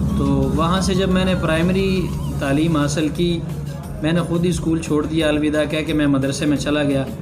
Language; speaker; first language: Urdu; non-native, local second language; Pashto